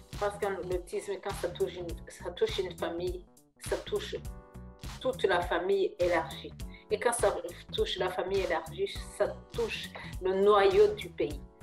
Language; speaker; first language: French; non-native, local second language; Kinyarwanda